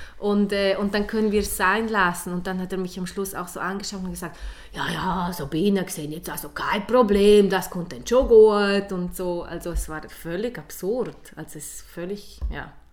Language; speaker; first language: German; early bilingual, other home language; Polish